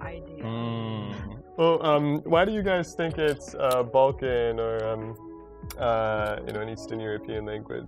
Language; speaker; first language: English; native; English